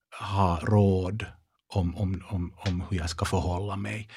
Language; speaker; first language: Swedish; non-native, local second language; Finnish